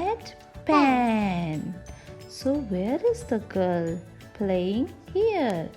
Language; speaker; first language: English; non-native, local second language; Hindi